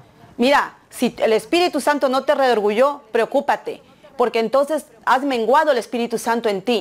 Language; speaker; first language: Spanish; native; Spanish